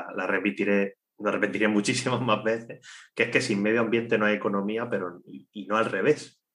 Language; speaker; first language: Spanish; native; Spanish